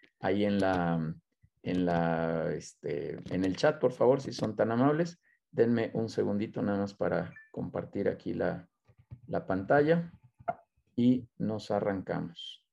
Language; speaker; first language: Spanish; native; Spanish